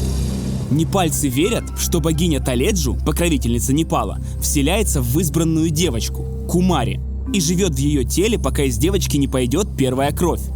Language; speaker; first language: Russian; native; Russian